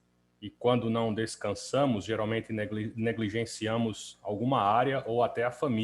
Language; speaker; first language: Portuguese; native; Portuguese